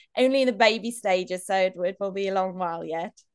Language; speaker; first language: English; non-native, local second language; Afrikaans